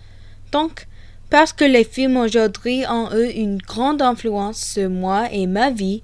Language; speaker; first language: French; non-native, learner; English